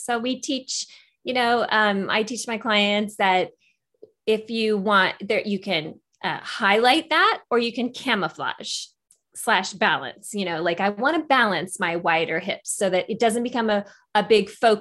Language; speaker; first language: English; native; English